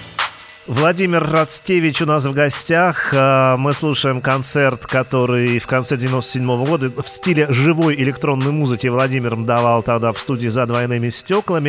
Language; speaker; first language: Russian; native; Russian